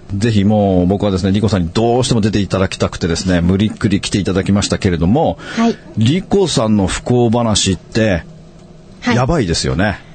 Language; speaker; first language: Japanese; native; Japanese